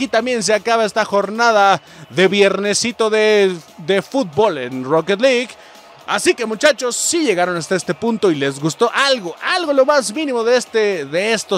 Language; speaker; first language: Spanish; native; Spanish